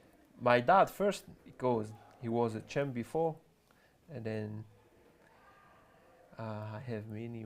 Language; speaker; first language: English; non-native, learner; French